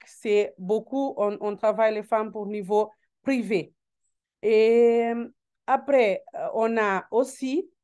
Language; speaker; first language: French; non-native, learner; Portuguese